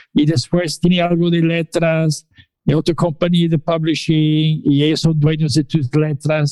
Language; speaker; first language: Spanish; non-native, fluent; English